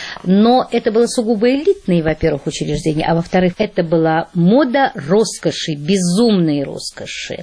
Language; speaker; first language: Russian; native; Russian